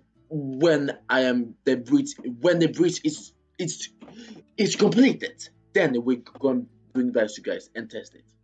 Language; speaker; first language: English; non-native, fluent; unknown